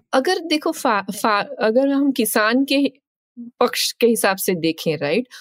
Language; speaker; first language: Hindi; native; Hindi